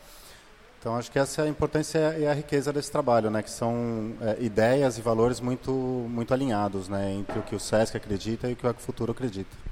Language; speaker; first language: Portuguese; native; Portuguese